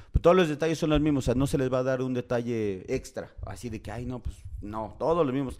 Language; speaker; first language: Spanish; native; Spanish